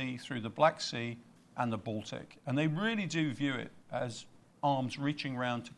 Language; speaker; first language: English; native; English